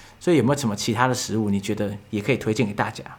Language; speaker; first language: Chinese; native; Chinese